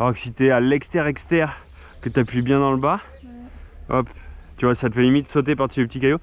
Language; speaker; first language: French; native; French